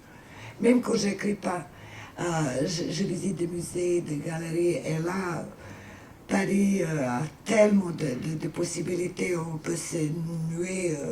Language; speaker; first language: French; non-native, fluent; Serbian